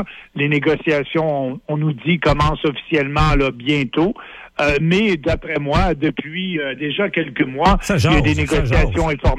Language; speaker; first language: French; native; French